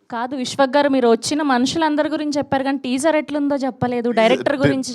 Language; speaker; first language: Telugu; native; Telugu